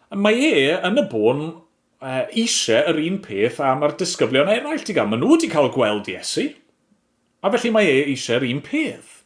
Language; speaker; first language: Welsh; native; Welsh